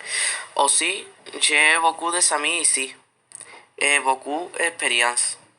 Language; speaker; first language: French; non-native, learner; Spanish